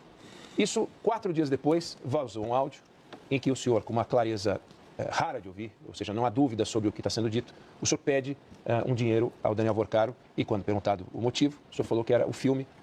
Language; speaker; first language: Portuguese; native; Portuguese